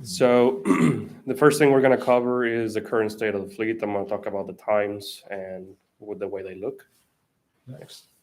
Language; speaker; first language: English; non-native, fluent; Spanish